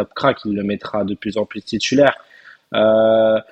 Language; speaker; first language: French; early bilingual, heritage; Turkish